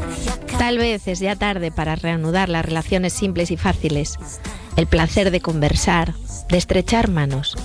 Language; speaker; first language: Spanish; native; Spanish